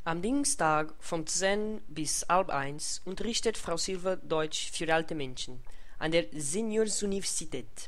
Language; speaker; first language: German; non-native, learner; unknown